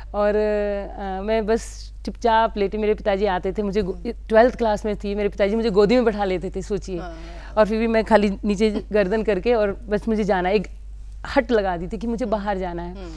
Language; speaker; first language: Hindi; native; Hindi